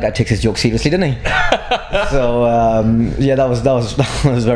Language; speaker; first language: English; native; English